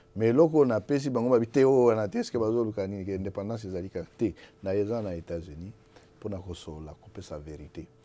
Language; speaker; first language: French; non-native, local second language; Lingala